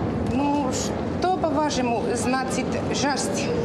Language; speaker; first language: Russian; non-native, fluent; Finnish